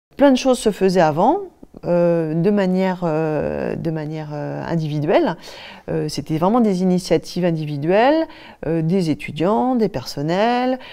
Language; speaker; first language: French; native; French